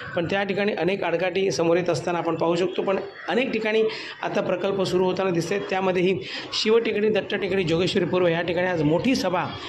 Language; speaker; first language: Marathi; native; Marathi